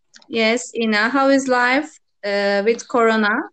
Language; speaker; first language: English; non-native, learner; Turkish